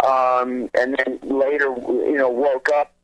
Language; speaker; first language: English; native; English